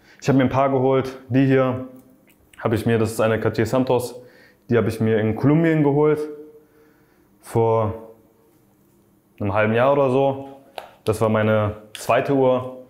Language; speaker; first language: German; native; German